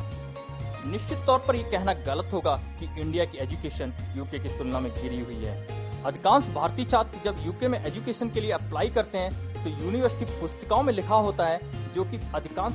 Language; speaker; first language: Hindi; native; Hindi